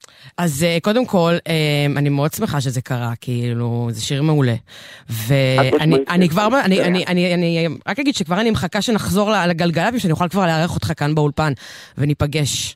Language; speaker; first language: Hebrew; native; Hebrew